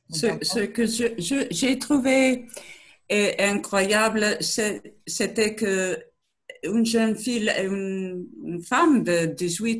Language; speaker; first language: French; non-native, learner; Spanish